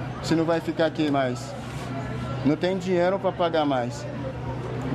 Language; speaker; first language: Portuguese; non-native, learner; Haitian Creole